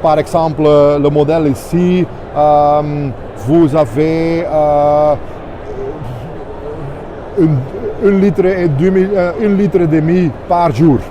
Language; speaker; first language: French; non-native, local second language; Dutch